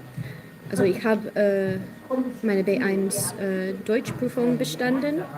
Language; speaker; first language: German; non-native, learner; English